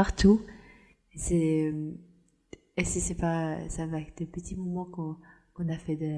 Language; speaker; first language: French; non-native, fluent; Norwegian